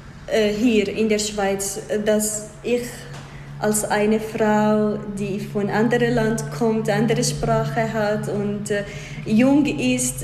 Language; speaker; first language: German; non-native, fluent; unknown